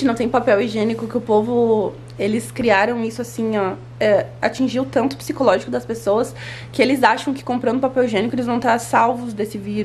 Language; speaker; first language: Portuguese; native; Portuguese